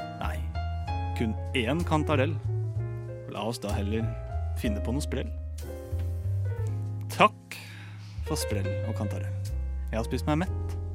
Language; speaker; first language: Norwegian; native; Norwegian